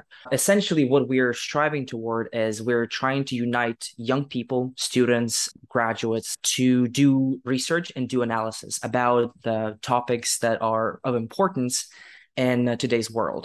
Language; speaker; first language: English; non-native, fluent; Ukrainian